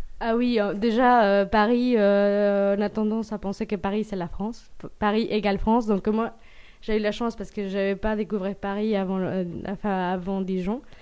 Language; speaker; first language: French; non-native, fluent; Spanish